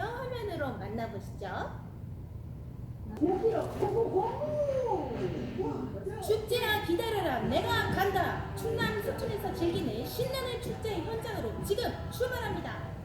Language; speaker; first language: Korean; native; Korean